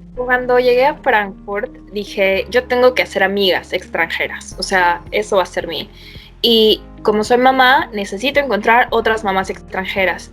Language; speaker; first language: Spanish; native; Spanish